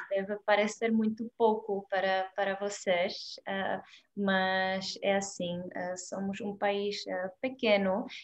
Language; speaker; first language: Portuguese; non-native, fluent; Czech